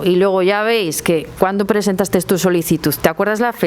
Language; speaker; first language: Spanish; native; Spanish